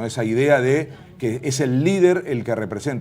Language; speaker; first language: Spanish; native; Spanish